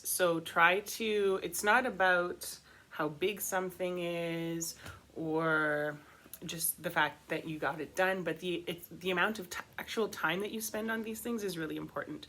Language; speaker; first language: English; native; English